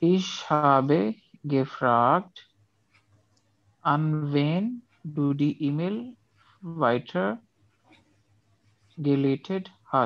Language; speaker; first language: German; non-native, learner; Urdu